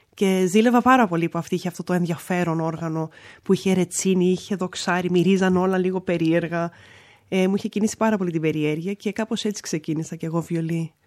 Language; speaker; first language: Greek; early bilingual, other home language; English